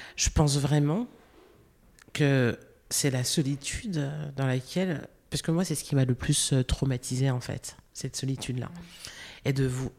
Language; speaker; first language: French; native; French